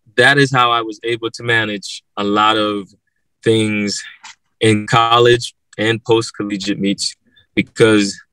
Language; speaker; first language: English; native; English